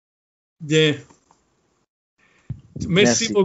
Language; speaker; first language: French; non-native, fluent; Italian